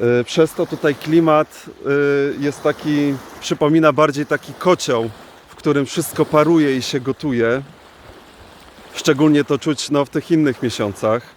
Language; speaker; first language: Polish; native; Polish